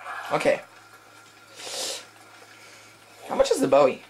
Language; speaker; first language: English; native; English